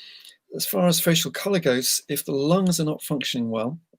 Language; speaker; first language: English; native; English